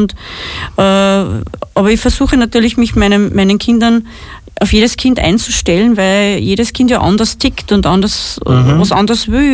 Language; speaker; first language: German; native; German